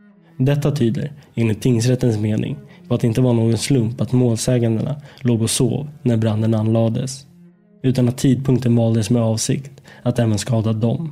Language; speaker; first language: Swedish; native; Swedish